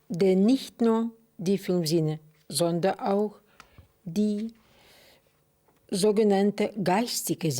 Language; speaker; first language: German; non-native, fluent; Russian